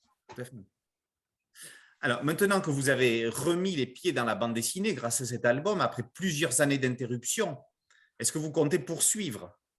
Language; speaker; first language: French; native; French